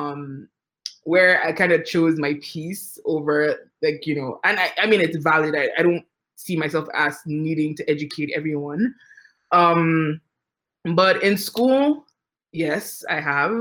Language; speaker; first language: English; non-native, local second language; Yoruba